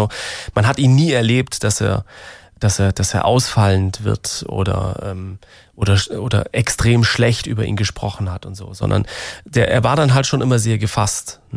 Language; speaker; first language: German; native; German